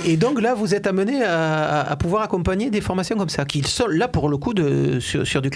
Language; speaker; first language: French; native; French